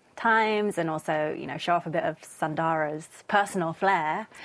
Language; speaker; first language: English; native; English